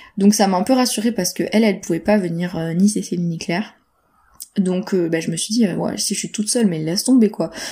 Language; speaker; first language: French; native; French